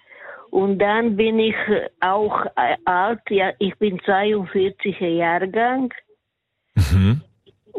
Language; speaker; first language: German; non-native, learner; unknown